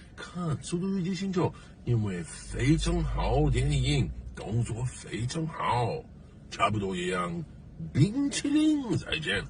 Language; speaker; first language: Chinese; non-native, learner; English